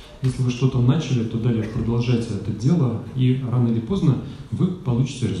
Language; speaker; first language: Russian; native; Russian